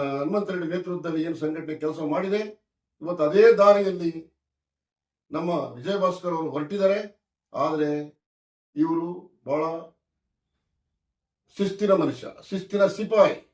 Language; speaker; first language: Kannada; native; Kannada